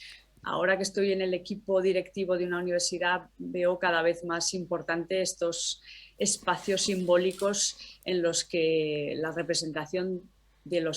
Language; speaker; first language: Spanish; native; Spanish